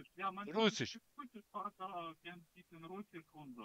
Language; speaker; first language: German; non-native, learner; Russian